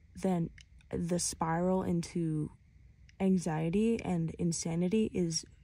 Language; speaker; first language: English; native; English